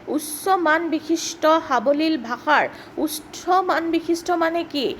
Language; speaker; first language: Assamese; native; Assamese